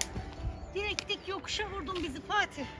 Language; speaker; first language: Turkish; native; Turkish